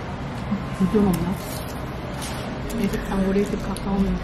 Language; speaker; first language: Korean; non-native, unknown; Indonesian